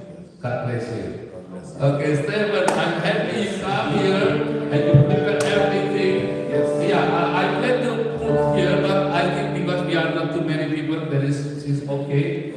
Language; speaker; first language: English; non-native, learner; Indonesian